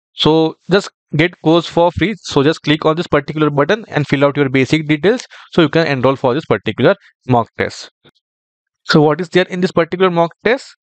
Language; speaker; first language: English; non-native, local second language; Marathi